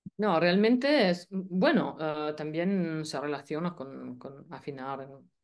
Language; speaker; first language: Spanish; non-native, fluent; Italian